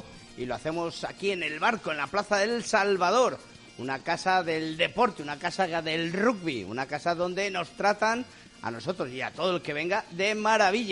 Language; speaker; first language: Spanish; native; Spanish